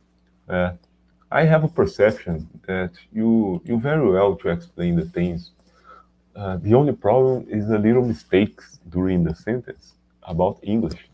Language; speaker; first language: English; non-native, learner; Portuguese